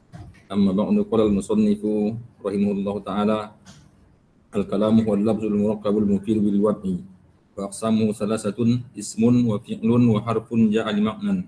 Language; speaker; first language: Arabic; non-native, learner; Indonesian